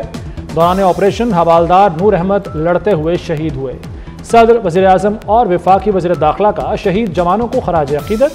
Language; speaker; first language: Urdu; native; Urdu